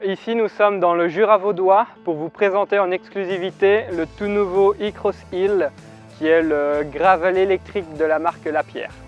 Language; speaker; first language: French; native; French